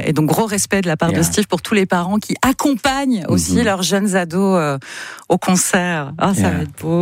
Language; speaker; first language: French; native; French